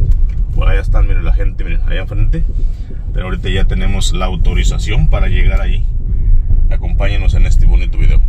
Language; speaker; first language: Spanish; native; Spanish